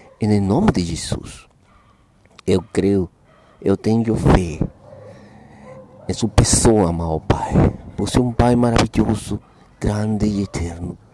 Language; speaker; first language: Portuguese; non-native, learner; Spanish